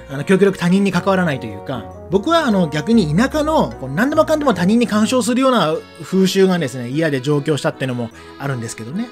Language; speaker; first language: Japanese; native; Japanese